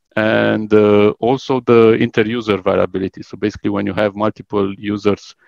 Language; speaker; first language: English; non-native, fluent; Romanian